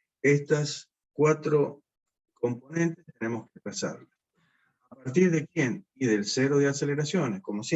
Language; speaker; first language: Spanish; native; Spanish